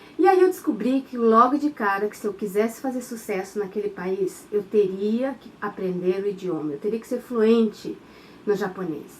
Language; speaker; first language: Portuguese; native; Portuguese